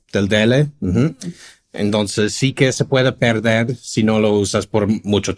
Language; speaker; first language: Spanish; non-native, fluent; English